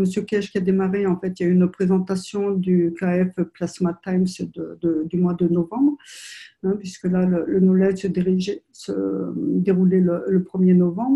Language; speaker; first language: French; native; French